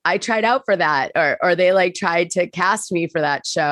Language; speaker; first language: English; native; English